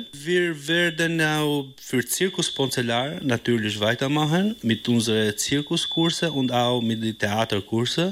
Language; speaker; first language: German; non-native, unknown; Albanian